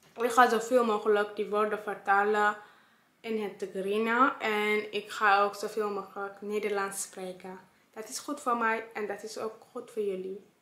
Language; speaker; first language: Dutch; non-native, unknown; Tigrinya